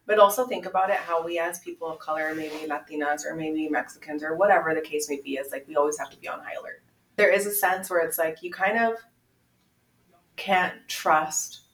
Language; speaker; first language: English; early bilingual, other home language; Spanish